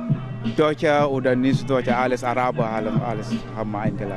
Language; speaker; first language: German; non-native, learner; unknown